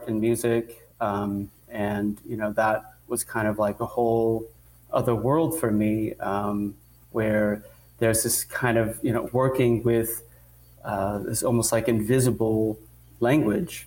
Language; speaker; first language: English; native; English